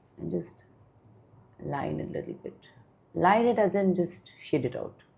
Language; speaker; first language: English; non-native, local second language; Bangla